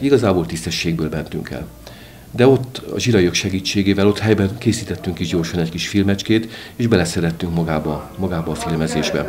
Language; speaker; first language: Hungarian; native; Hungarian